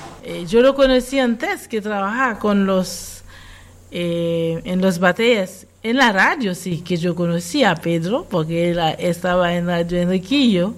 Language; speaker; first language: Spanish; non-native, fluent; Haitian Creole